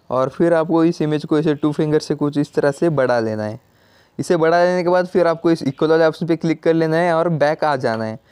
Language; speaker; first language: Hindi; non-native, local second language; Marathi